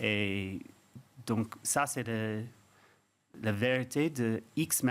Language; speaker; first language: French; non-native, fluent; English